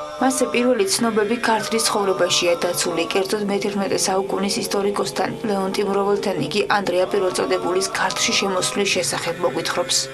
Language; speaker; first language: Georgian; native; Georgian